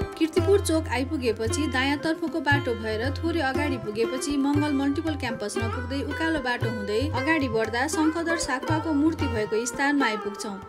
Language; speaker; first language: Nepali; native; Nepali